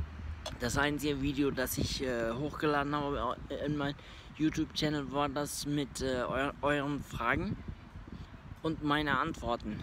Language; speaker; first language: German; early bilingual, other home language; Turkish